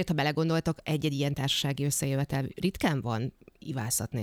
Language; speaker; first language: Hungarian; native; Hungarian